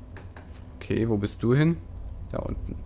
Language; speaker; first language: German; native; German